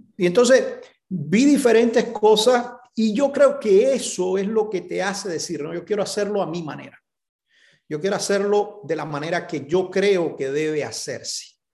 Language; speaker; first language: Spanish; native; Spanish